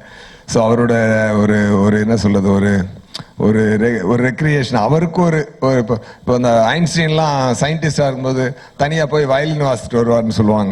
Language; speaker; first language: Tamil; native; Tamil